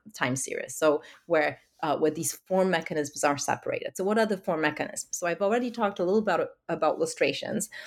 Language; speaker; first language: English; early bilingual, other home language; Polish